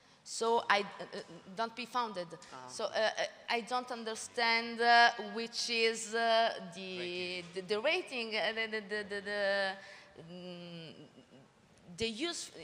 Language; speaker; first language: English; non-native, learner; Italian